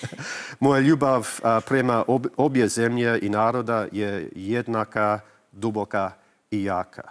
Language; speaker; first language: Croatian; early bilingual, heritage; English